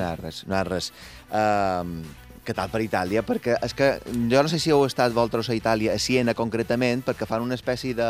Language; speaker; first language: Catalan; native; Catalan